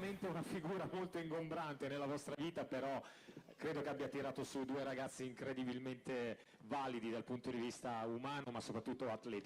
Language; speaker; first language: Italian; native; Italian